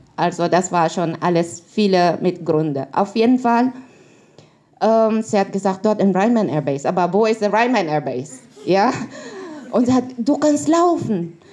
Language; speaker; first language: German; non-native, learner; Filipino